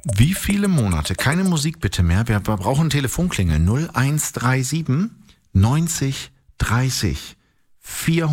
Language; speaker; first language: German; native; German